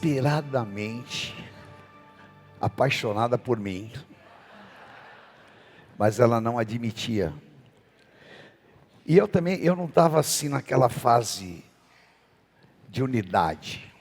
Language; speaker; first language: Portuguese; native; Portuguese